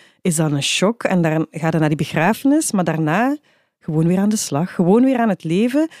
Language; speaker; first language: Dutch; native; Dutch